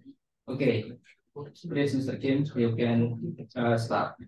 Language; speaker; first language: English; non-native, fluent; Indonesian